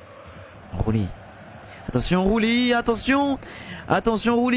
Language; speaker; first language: French; native; French